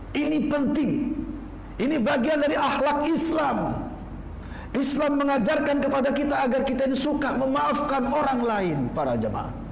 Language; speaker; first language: Malay; non-native, local second language; Javanese